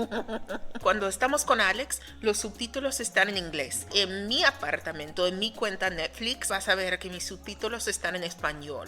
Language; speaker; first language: Spanish; non-native, fluent; English